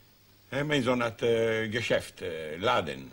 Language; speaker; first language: German; non-native, learner; Italian